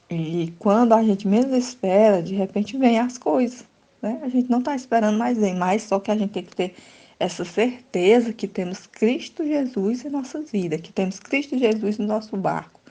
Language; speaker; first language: Portuguese; native; Portuguese